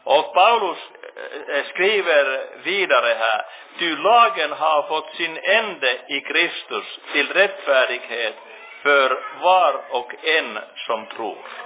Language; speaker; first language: Swedish; non-native, local second language; Finnish